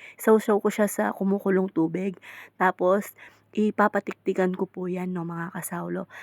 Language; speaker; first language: Filipino; non-native, local second language; Pampanga